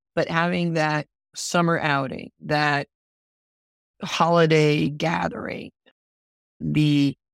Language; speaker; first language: English; non-native, fluent; Spanish